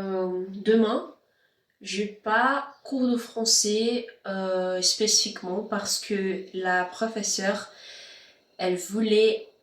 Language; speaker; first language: French; non-native, learner; Spanish